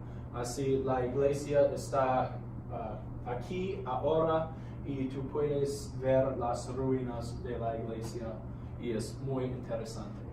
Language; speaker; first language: Spanish; non-native, learner; English